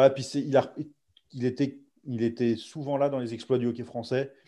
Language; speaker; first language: French; native; French